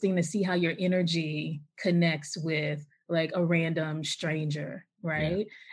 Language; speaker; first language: English; native; English